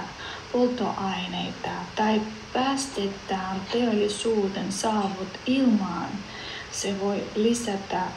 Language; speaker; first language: Finnish; non-native, learner; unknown